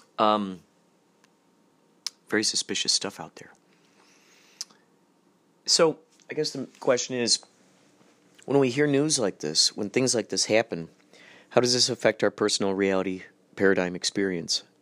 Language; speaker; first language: English; native; English